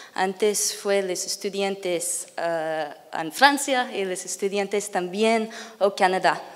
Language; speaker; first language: Spanish; non-native, learner; English